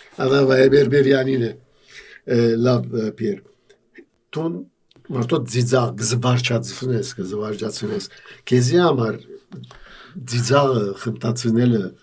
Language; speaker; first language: Armenian; early bilingual, heritage; Armenian